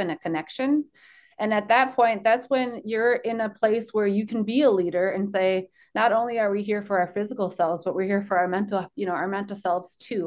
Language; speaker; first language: English; early bilingual, other home language; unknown